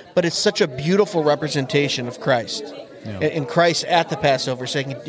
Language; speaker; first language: English; native; English